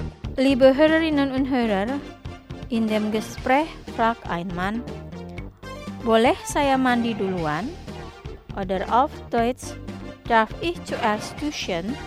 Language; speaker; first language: German; non-native, fluent; Indonesian